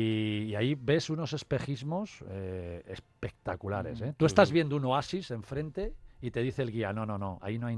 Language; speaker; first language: Spanish; native; Spanish